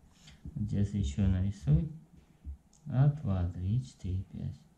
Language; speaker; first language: Russian; non-native, learner; Chinese